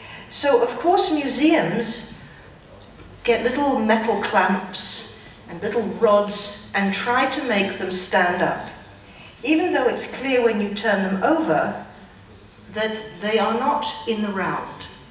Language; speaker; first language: English; native; English